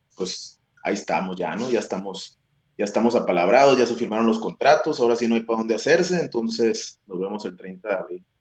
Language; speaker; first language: Spanish; native; Spanish